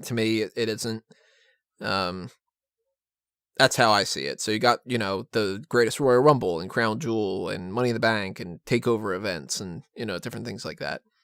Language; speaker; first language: English; native; English